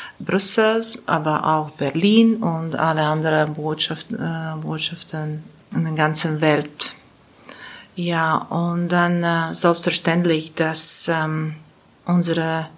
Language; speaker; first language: German; non-native, learner; Latvian